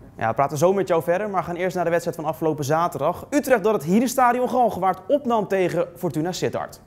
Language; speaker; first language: Dutch; native; Dutch